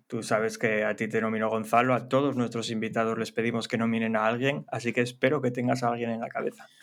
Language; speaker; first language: Spanish; native; Spanish